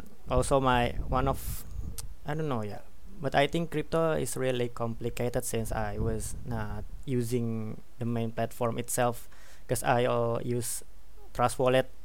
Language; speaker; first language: English; non-native, learner; Indonesian